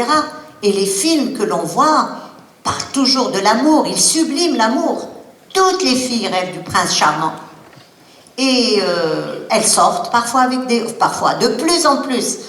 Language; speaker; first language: French; non-native, local second language; Arabic